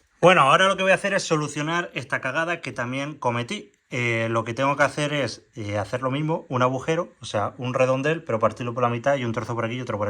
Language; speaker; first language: Spanish; native; Spanish